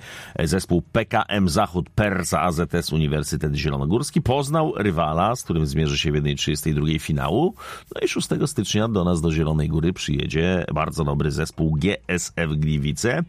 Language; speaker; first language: Polish; native; Polish